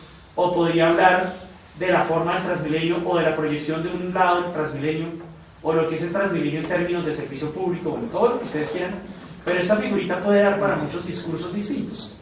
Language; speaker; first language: Spanish; native; Spanish